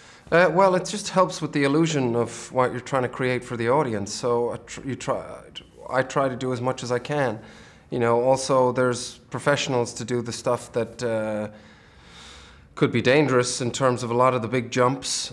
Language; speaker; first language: English; native; English